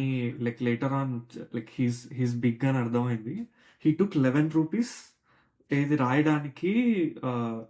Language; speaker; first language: Telugu; native; Telugu